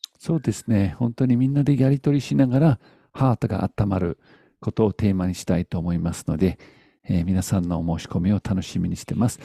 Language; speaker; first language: Japanese; non-native, fluent; English